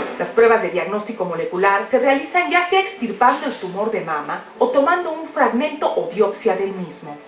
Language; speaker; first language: Spanish; native; Spanish